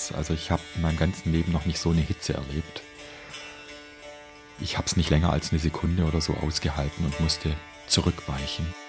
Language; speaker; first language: German; native; German